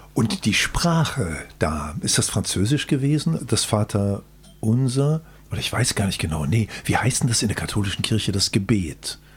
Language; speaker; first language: German; native; German